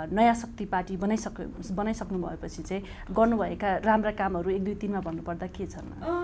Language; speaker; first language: Nepali; native; Nepali